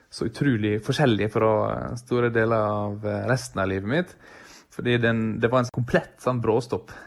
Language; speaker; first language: Norwegian; native; Norwegian